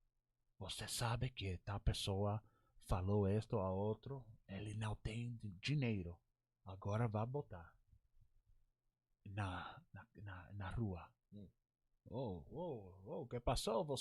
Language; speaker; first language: Portuguese; non-native, learner; English